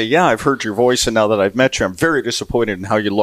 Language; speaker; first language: English; native; English